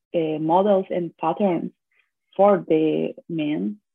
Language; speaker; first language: English; non-native, learner; Spanish